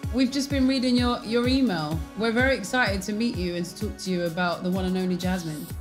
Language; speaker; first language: English; native; English